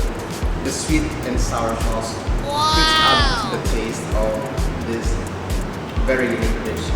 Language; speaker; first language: English; non-native, local second language; Filipino